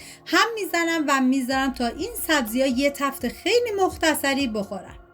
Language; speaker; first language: Persian; native; Persian